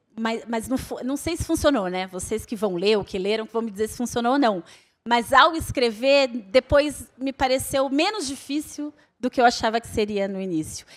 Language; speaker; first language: Portuguese; native; Portuguese